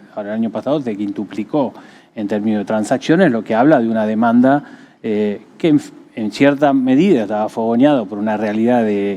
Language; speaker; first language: Spanish; native; Spanish